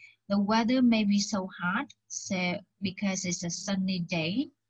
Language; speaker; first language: English; non-native, fluent; Vietnamese